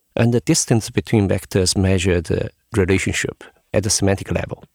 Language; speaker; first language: English; non-native, fluent; Chinese